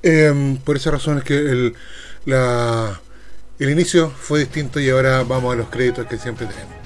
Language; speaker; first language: Spanish; native; Spanish